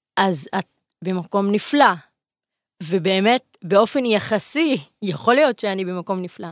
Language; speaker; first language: Hebrew; non-native, local second language; Arabic